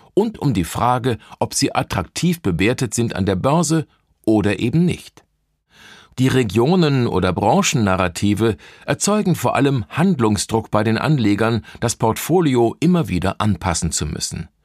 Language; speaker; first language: German; native; German